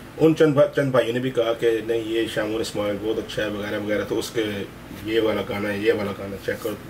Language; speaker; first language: Hindi; early bilingual, other home language; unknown